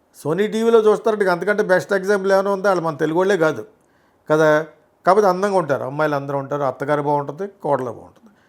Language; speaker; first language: Telugu; native; Telugu